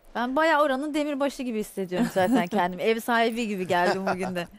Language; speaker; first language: Turkish; non-native, fluent; Portuguese